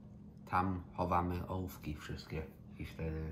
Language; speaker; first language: Polish; early bilingual, heritage; English